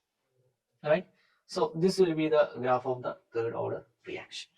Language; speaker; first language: English; non-native, local second language; Malayalam